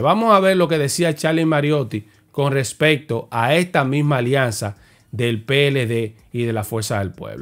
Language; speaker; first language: Spanish; native; Spanish